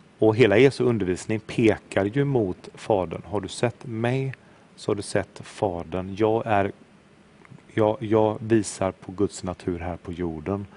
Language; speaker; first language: Swedish; native; Swedish